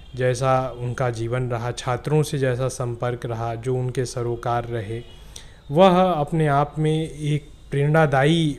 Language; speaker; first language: Hindi; native; Hindi